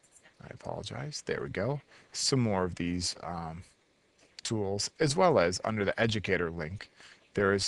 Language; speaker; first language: English; native; English